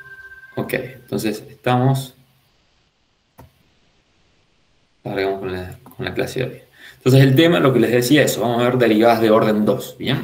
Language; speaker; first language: Spanish; native; Spanish